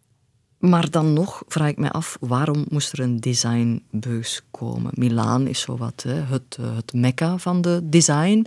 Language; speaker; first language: Dutch; native; Dutch